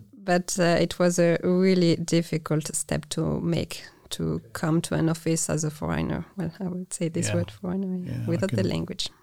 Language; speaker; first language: English; non-native, fluent; French